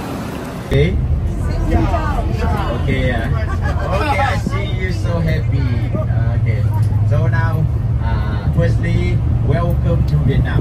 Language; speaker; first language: English; non-native, learner; Vietnamese